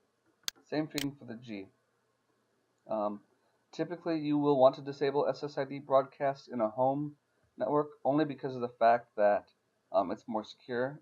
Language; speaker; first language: English; native; English